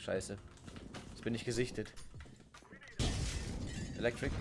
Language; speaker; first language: German; native; German